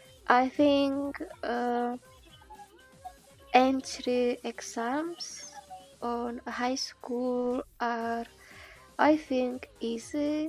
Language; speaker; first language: English; non-native, learner; Czech